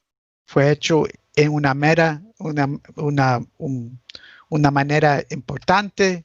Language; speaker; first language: Spanish; early bilingual, heritage; Spanish